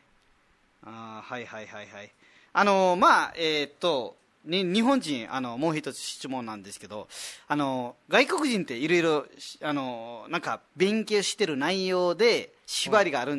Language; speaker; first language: Japanese; non-native, fluent; Nepali